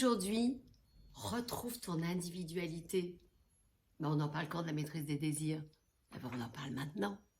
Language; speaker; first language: French; native; French